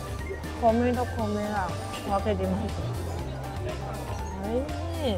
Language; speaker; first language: Japanese; non-native, fluent; Chinese